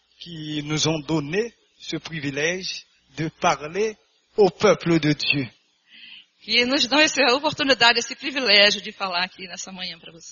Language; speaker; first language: French; non-native, local second language; Haitian Creole